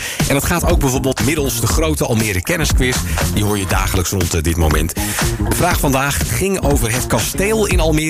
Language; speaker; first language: Dutch; native; Dutch